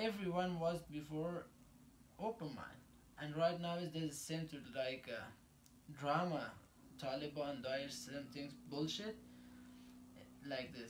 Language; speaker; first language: English; non-native, learner; Persian